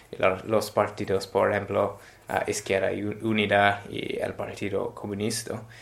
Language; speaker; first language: Spanish; non-native, learner; English